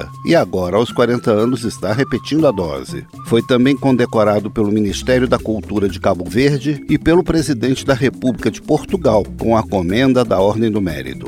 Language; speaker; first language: Portuguese; native; Portuguese